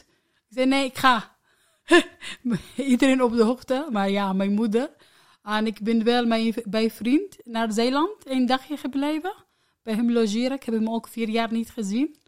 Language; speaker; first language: Dutch; non-native, learner; Arabic